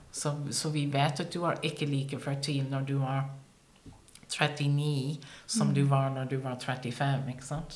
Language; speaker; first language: Norwegian; non-native, fluent; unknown